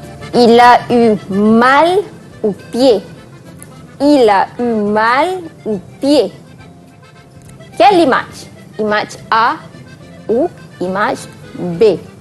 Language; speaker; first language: French; non-native, fluent; Malay